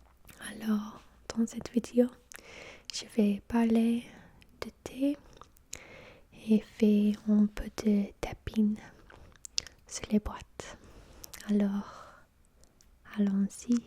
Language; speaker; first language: French; non-native, fluent; English